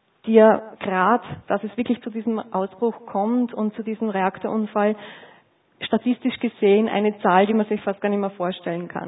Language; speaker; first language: German; native; German